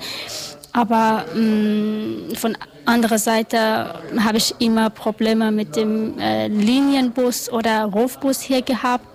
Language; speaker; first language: German; non-native, learner; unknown